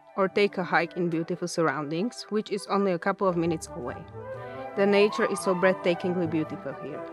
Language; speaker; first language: English; non-native, fluent; Slovak